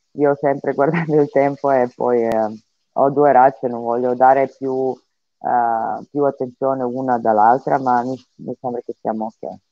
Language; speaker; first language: Italian; non-native, fluent; Serbian